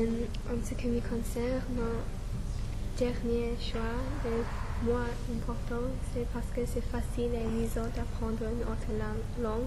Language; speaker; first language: French; non-native, learner; English